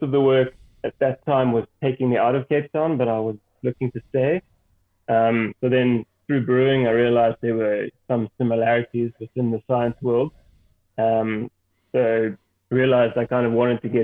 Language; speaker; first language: English; native; English